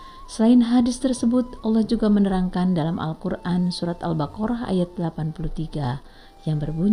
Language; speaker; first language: Indonesian; native; Indonesian